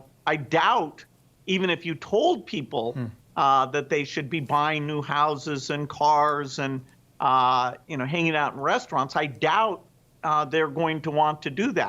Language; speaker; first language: English; native; English